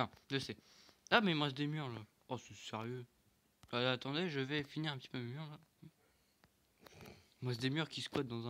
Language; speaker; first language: French; native; French